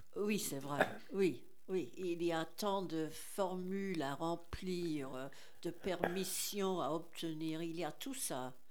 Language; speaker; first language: French; non-native, fluent; English